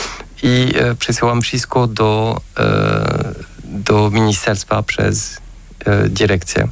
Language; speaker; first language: Polish; non-native, fluent; French